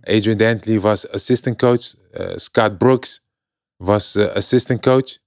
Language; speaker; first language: English; non-native, fluent; Dutch